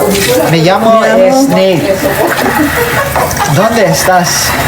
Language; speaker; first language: Spanish; non-native, learner; Filipino